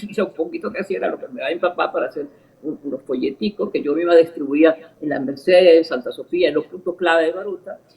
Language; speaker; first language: Spanish; early bilingual, other home language; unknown